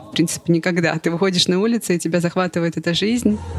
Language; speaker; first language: Russian; native; Russian